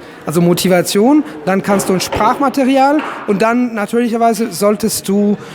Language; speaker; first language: German; non-native, fluent; Italian